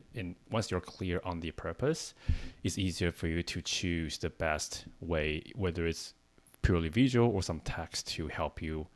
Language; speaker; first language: English; non-native, fluent; Chinese